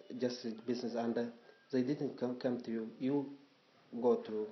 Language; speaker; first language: English; non-native, learner; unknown